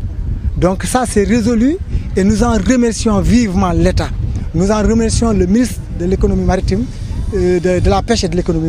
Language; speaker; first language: French; non-native, local second language; Wolof